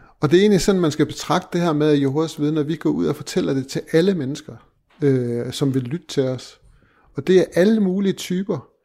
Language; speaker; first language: Danish; native; Danish